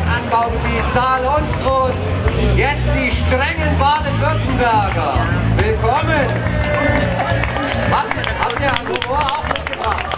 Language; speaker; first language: German; native; German